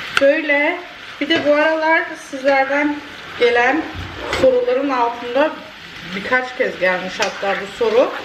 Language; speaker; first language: Turkish; early bilingual, heritage; Turkish